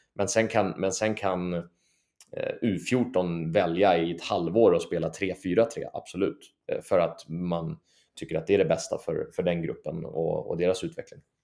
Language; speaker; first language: Swedish; native; Swedish